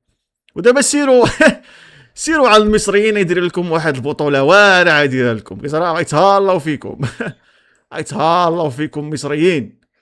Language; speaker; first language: Arabic; native; Arabic